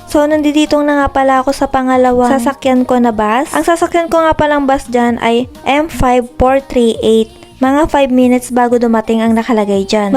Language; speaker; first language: Filipino; native; Filipino